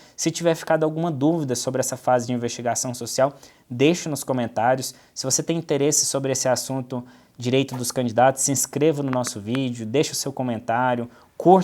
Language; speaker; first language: Portuguese; native; Portuguese